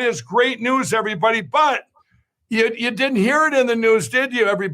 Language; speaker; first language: English; native; English